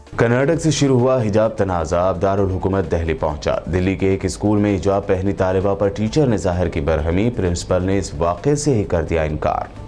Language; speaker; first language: Urdu; native; Urdu